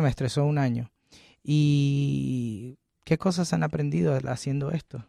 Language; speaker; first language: Spanish; native; Spanish